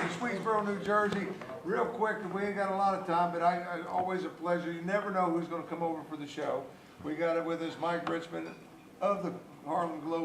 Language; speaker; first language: English; native; English